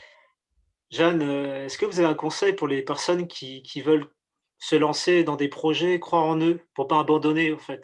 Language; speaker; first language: French; native; French